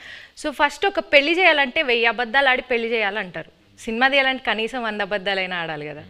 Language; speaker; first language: Telugu; native; Telugu